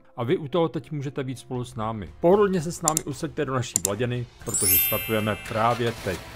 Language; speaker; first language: Czech; native; Czech